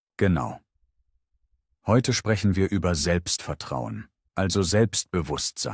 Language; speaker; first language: German; native; German